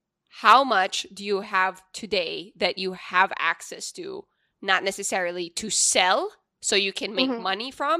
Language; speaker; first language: English; non-native, local second language; Pampanga